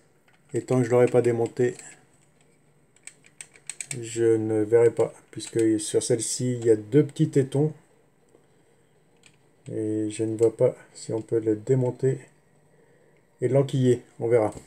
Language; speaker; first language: French; native; French